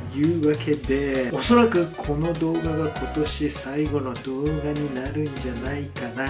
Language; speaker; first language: Japanese; native; Japanese